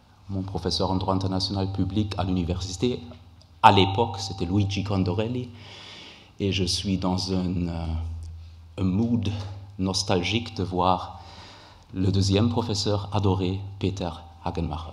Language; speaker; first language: French; non-native, fluent; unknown